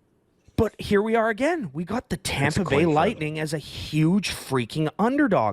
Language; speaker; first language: English; native; English